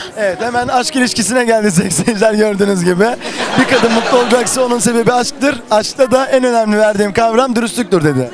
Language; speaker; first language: Turkish; native; Turkish